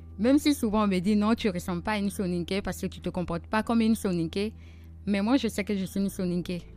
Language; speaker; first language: French; non-native, local second language; Soninke